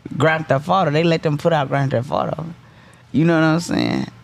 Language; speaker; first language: English; native; English